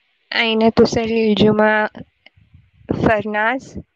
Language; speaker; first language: Arabic; non-native, learner; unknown